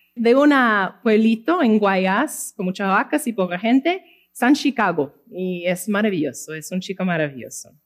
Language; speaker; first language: Spanish; non-native, fluent; English